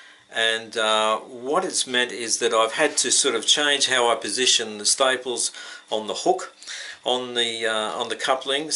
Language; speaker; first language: English; native; English